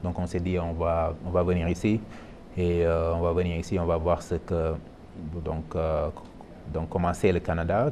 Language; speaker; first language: French; non-native, local second language; Wolof